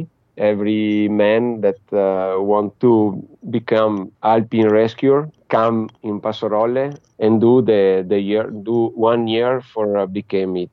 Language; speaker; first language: English; non-native, fluent; Italian